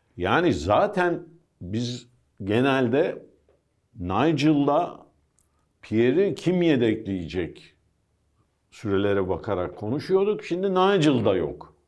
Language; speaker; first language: Turkish; early bilingual, heritage; Turkish